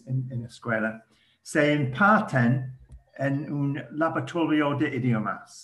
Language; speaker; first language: Spanish; non-native, learner; English